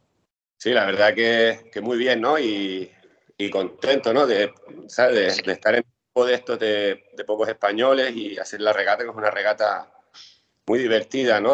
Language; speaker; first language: Spanish; native; Spanish